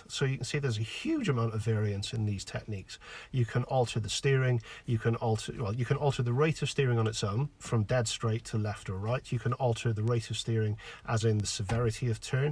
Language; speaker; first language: English; native; English